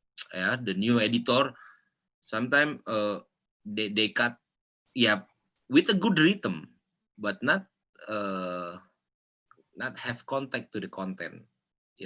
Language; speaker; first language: English; non-native, local second language; Indonesian